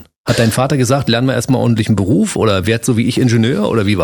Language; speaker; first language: German; native; German